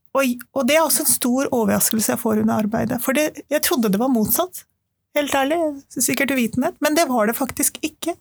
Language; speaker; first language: Norwegian; early bilingual, other home language; Urdu